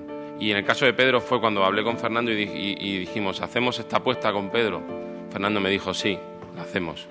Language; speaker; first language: Spanish; native; Spanish